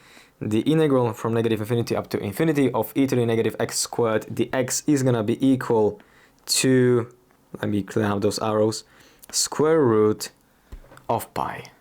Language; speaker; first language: English; non-native, fluent; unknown